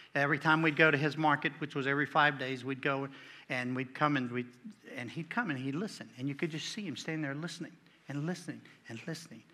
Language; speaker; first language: English; native; English